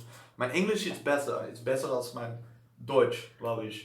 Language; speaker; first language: German; non-native, learner; Dutch